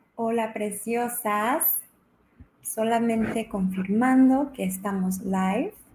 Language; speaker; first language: Spanish; early bilingual, heritage; Spanish